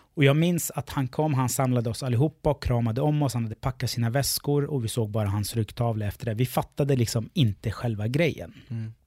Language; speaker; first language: Swedish; early bilingual, other home language; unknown